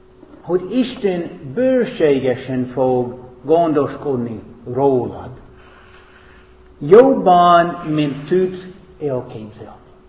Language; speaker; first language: Hungarian; non-native, fluent; English